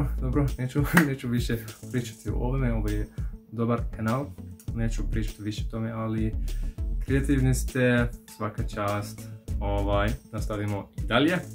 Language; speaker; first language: Bosnian; non-native, fluent; Arabic